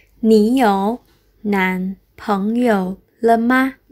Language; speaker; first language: Chinese; non-native, fluent; Indonesian